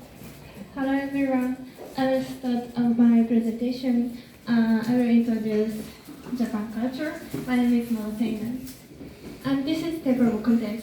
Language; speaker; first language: English; non-native, learner; Japanese